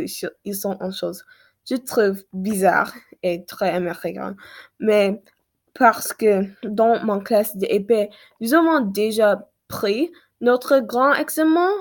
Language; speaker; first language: French; non-native, learner; English